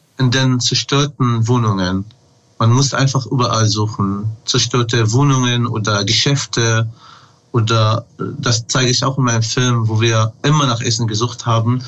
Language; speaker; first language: German; non-native, fluent; Arabic